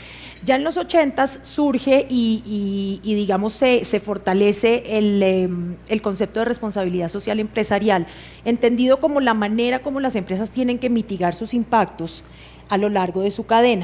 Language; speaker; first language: Spanish; native; Spanish